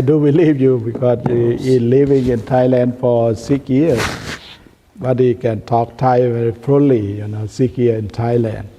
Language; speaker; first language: English; non-native, learner; Thai